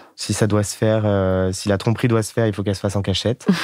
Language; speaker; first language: French; native; French